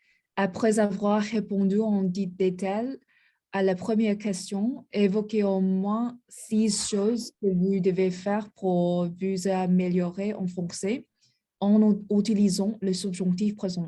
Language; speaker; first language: French; non-native, learner; English